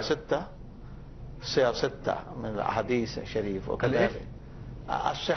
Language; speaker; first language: Arabic; non-native, fluent; Bangla